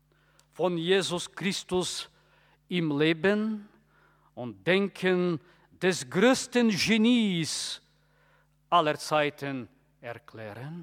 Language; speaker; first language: German; non-native, fluent; Bulgarian